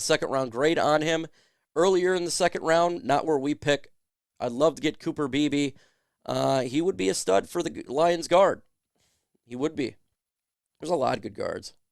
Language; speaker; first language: English; native; English